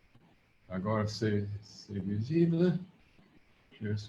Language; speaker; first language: French; non-native, fluent; English